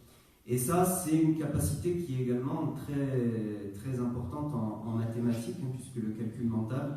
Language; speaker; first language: French; native; French